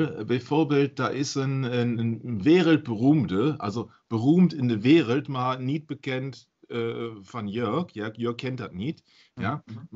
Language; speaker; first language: Dutch; non-native, learner; German